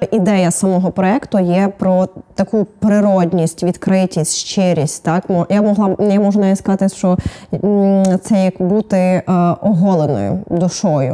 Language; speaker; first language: Ukrainian; native; Ukrainian